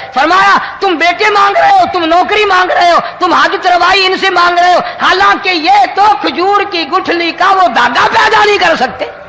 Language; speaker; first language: Urdu; non-native, local second language; Saraiki